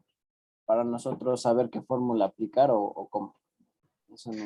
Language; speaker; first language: Spanish; native; Spanish